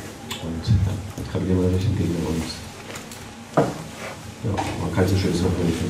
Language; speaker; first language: German; native; German